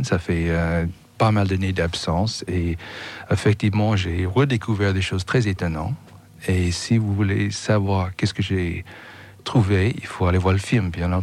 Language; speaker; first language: French; non-native, fluent; English